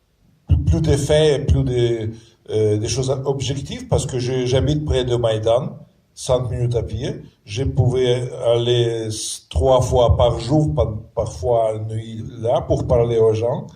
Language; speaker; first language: French; non-native, fluent; Russian